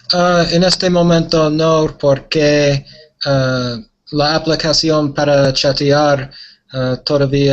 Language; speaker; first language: Spanish; non-native, learner; English